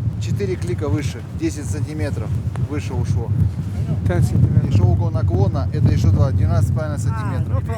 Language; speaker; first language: Russian; native; Russian